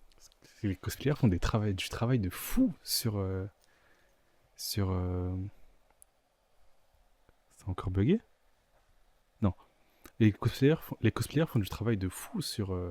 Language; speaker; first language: French; native; French